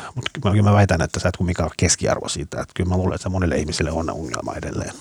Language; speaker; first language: Finnish; early bilingual, other home language; Danish